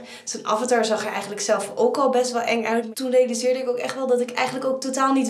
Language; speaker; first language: Dutch; native; Dutch